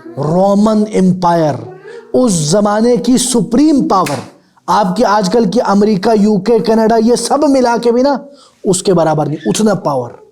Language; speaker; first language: Urdu; native; Urdu